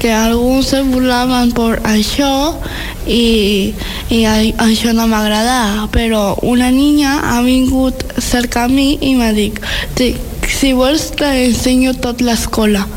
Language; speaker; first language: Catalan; early bilingual, other home language; Spanish